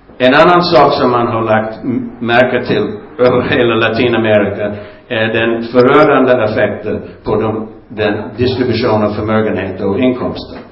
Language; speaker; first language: Swedish; non-native, fluent; English